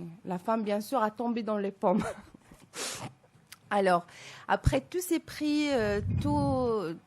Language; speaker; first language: French; non-native, local second language; Arabic